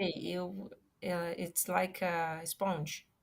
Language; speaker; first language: English; non-native, fluent; Portuguese